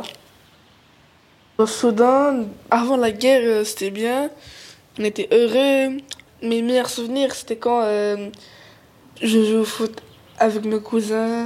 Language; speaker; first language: French; early bilingual, other home language; Arabic